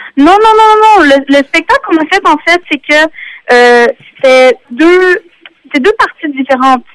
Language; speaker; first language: French; native; French